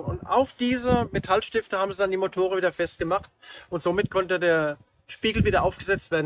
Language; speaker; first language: German; native; German